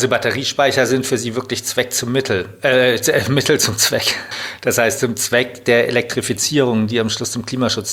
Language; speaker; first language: German; native; German